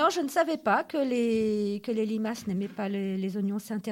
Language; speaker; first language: French; native; French